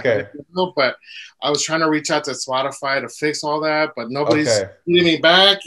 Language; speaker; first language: English; native; English